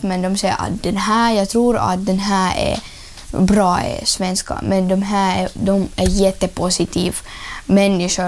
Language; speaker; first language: Swedish; non-native, learner; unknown